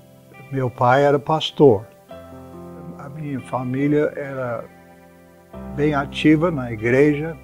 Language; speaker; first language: Portuguese; non-native, fluent; English